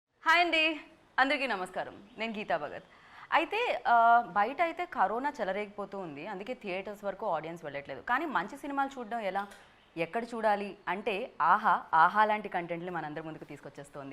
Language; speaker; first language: Telugu; native; Telugu